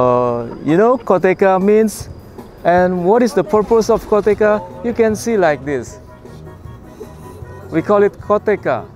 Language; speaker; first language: English; non-native, learner; Indonesian